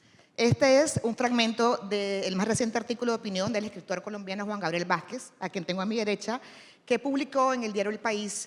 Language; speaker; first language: Spanish; native; Spanish